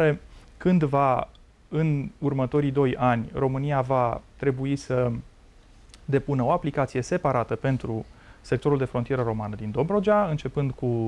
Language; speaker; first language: Romanian; native; Romanian